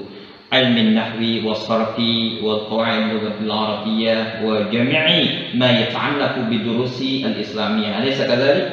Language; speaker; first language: Arabic; non-native, fluent; Indonesian